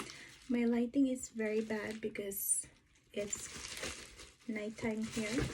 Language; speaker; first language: English; non-native, fluent; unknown